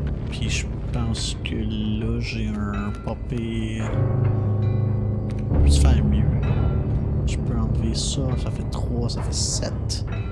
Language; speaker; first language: French; native; French